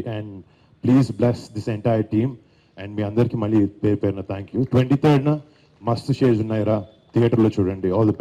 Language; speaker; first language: Telugu; native; Telugu